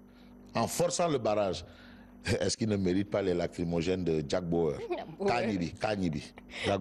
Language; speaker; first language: French; non-native, local second language; Wolof